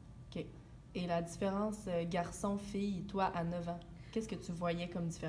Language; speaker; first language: French; native; French